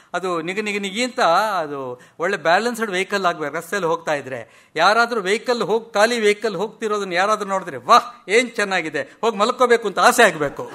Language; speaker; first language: Kannada; native; Kannada